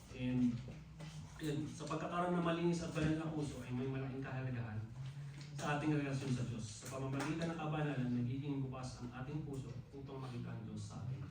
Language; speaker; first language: Filipino; non-native, local second language; Waray